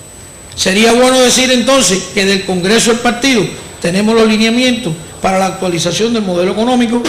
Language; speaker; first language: Spanish; native; Spanish